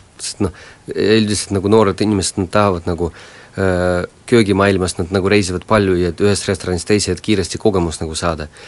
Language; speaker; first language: Estonian; non-native, local second language; Russian